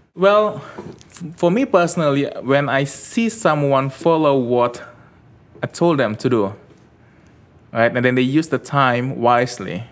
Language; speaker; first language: English; early bilingual, other home language; Indonesian